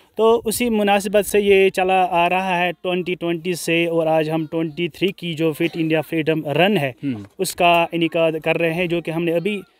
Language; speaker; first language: Hindi; non-native, local second language; Kashmiri